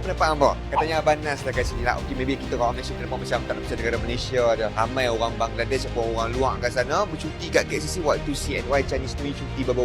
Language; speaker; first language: Malay; native; Malay